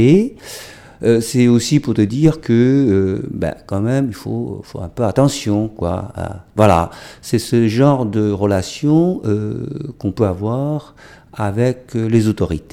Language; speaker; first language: French; non-native, fluent; Chinese